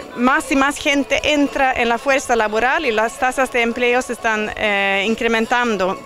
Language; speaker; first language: Spanish; non-native, fluent; Swedish